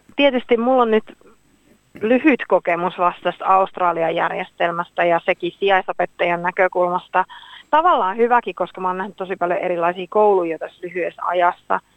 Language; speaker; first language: Finnish; native; Finnish